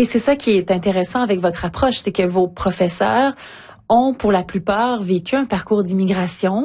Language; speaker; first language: French; native; French